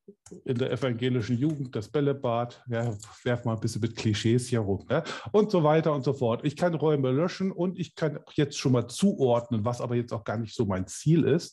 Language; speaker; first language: German; native; German